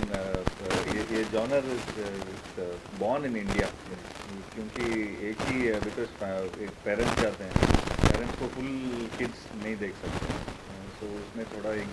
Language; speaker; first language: Hindi; non-native, local second language; Tamil